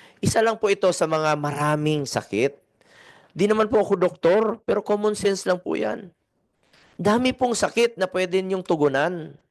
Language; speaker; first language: Filipino; native; Filipino